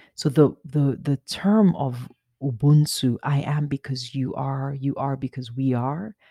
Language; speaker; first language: English; non-native, local second language; Igbo